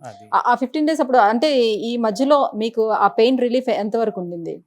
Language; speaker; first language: Telugu; native; Telugu